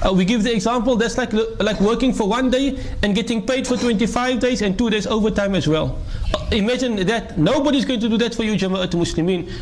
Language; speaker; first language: English; native; English